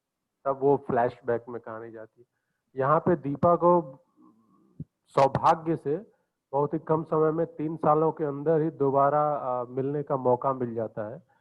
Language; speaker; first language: Hindi; native; Hindi